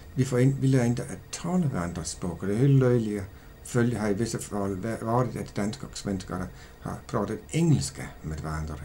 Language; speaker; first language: Swedish; non-native, learner; Danish